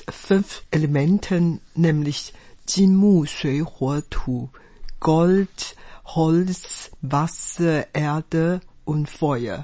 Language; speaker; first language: German; non-native, fluent; Chinese